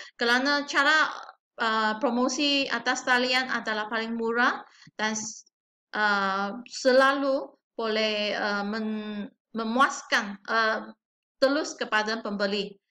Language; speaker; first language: Malay; non-native, local second language; Chinese